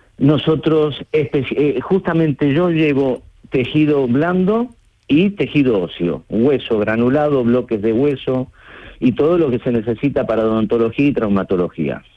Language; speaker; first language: Spanish; native; Spanish